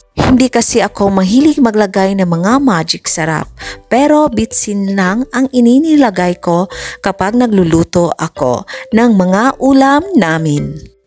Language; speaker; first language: Filipino; non-native, local second language; Cebuano